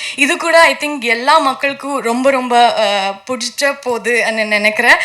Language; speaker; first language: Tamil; non-native, learner; Kannada